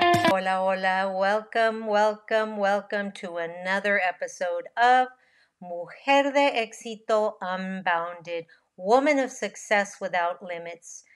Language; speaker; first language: English; early bilingual, other home language; Spanish